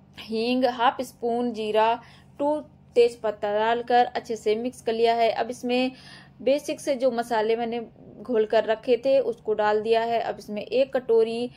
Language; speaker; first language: Hindi; native; Hindi